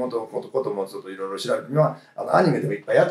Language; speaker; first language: Japanese; native; Japanese